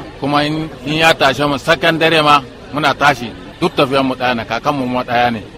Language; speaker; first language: Hausa; non-native, local second language; Kanuri